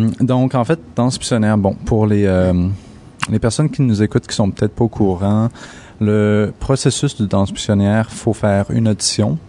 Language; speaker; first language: French; native; French